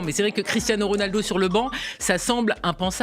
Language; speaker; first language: French; native; French